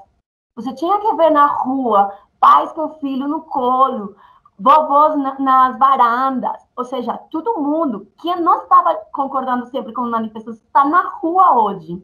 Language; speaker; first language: Portuguese; non-native, fluent; Spanish